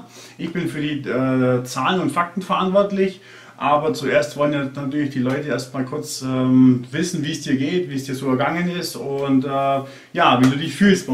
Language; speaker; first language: German; native; German